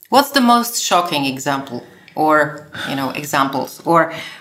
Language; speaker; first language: English; non-native, fluent; Slovak